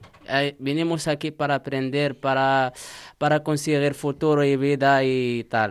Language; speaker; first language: Spanish; non-native, learner; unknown